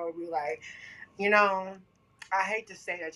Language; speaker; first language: English; native; English